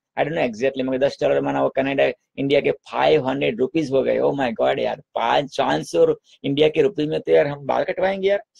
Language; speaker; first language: Hindi; non-native, local second language; Gujarati